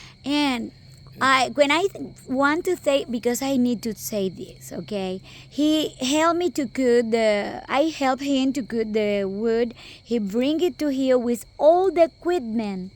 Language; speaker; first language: English; non-native, local second language; Spanish